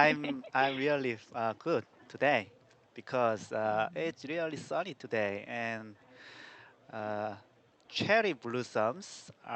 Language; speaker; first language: English; non-native, learner; Korean